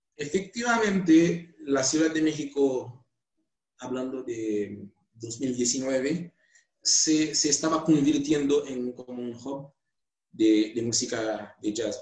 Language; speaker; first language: Spanish; non-native, fluent; Haitian Creole